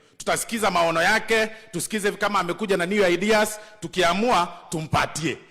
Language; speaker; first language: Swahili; non-native, local second language; Gusii